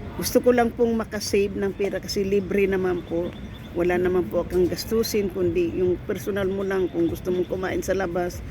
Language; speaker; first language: Filipino; non-native, local second language; Cebuano